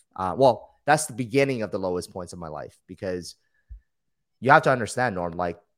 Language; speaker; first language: English; early bilingual, other home language; Chinese